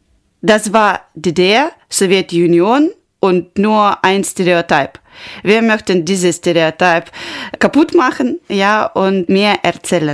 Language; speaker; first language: German; non-native, learner; Ukrainian